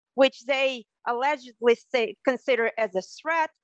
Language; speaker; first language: English; non-native, fluent; Russian